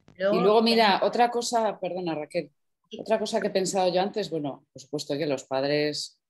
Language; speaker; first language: Spanish; native; Spanish